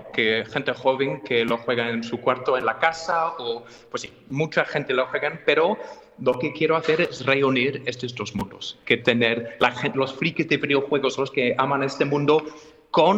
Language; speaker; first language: Spanish; non-native, fluent; English